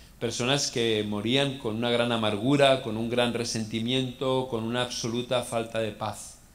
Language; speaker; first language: Spanish; native; Spanish